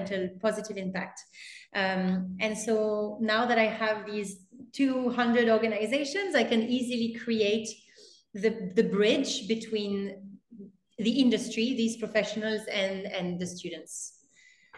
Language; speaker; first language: English; non-native, fluent; French